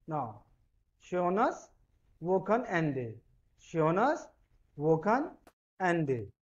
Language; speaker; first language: German; non-native, fluent; Hindi